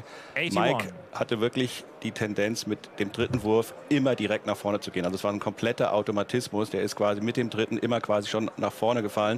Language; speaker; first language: German; native; German